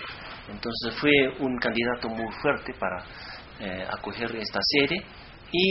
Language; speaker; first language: Spanish; non-native, fluent; Korean